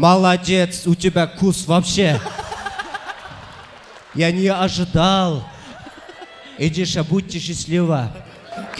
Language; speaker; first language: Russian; non-native, local second language; Kyrgyz